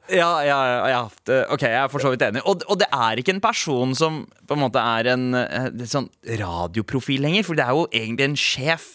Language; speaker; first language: Norwegian; early bilingual, other home language; Punjabi